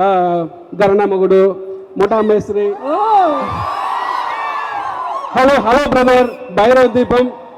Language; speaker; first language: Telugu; non-native, learner; Tamil